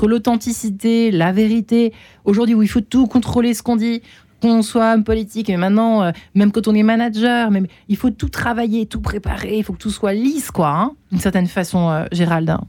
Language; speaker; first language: French; native; French